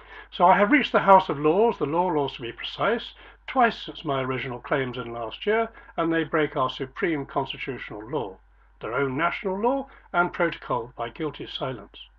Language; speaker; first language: English; native; English